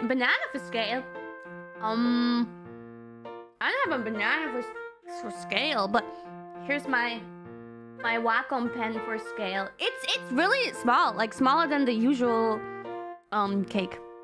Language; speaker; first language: English; non-native, fluent; German